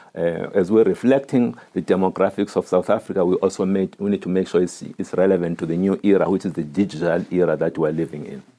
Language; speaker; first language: English; non-native, local second language; Xhosa